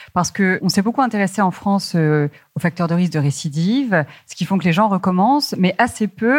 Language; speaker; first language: French; native; French